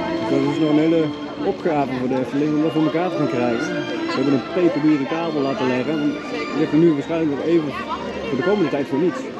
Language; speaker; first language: Dutch; native; Dutch